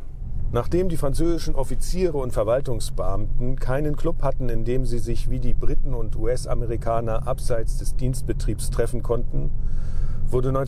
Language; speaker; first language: German; native; German